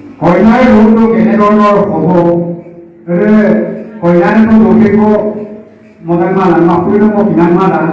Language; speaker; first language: Assamese; non-native, local second language; Mising